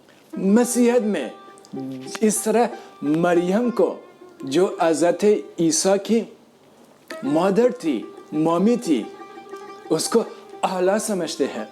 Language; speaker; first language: Urdu; non-native, fluent; Persian